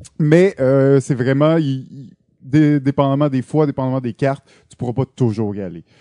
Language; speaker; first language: French; native; French